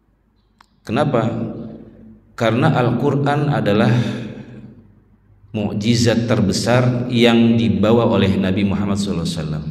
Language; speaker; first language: Indonesian; native; Indonesian